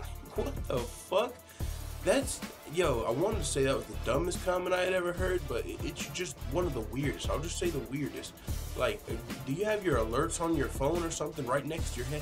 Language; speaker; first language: English; native; English